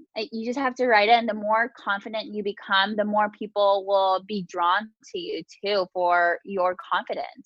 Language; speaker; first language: English; early bilingual, other home language; Japanese